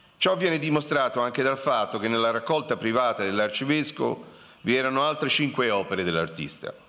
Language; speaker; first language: Italian; native; Italian